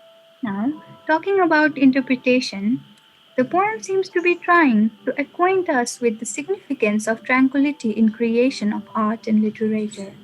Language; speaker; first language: English; non-native, local second language; Nepali